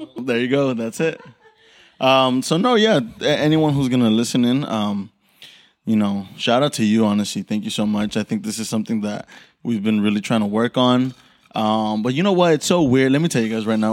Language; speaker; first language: English; early bilingual, other home language; Spanish